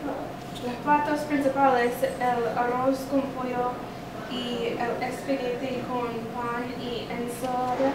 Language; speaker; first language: Spanish; non-native, learner; English